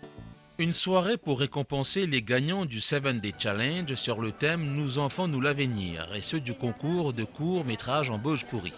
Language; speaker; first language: French; non-native, local second language; Morisyen